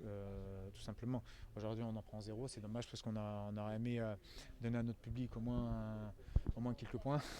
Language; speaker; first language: French; native; French